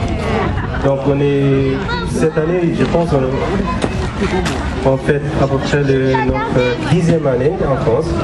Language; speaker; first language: French; non-native, fluent; Tibetan